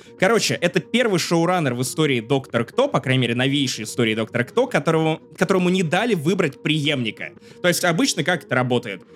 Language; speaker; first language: Russian; native; Russian